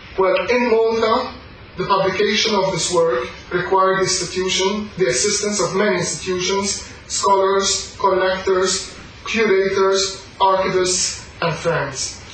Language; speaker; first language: English; non-native, local second language; Maltese